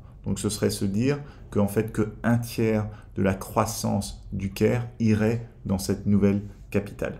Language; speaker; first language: French; native; French